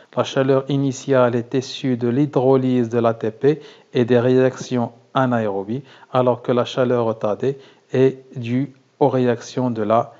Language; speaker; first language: French; non-native, local second language; Arabic